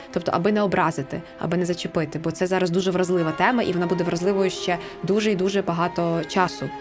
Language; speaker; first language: Ukrainian; native; Ukrainian